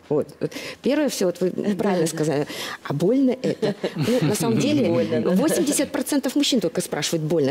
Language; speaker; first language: Russian; native; Russian